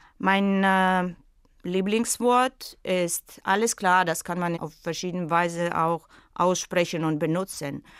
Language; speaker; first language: German; non-native, fluent; Russian